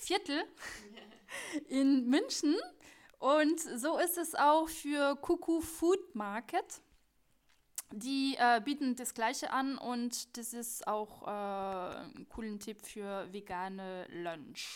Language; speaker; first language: German; non-native, fluent; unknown